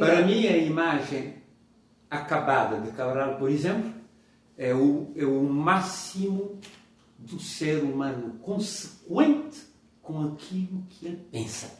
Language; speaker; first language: Portuguese; non-native, local second language; Kabuverdianu